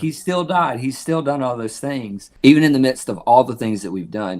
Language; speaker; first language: English; native; English